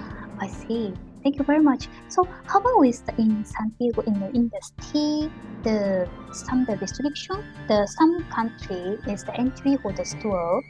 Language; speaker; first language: English; non-native, learner; Japanese